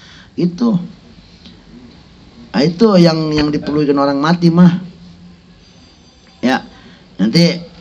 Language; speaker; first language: Indonesian; native; Indonesian